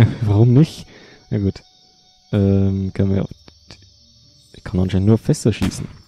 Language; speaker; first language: German; native; German